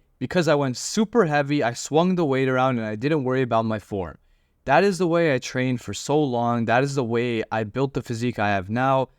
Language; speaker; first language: English; native; English